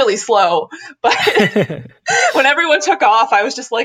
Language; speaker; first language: English; native; English